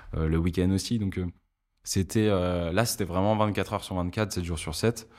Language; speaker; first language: French; native; French